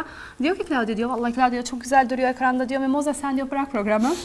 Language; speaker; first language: Turkish; non-native, fluent; Albanian